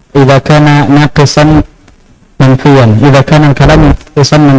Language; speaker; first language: Arabic; non-native, learner; Indonesian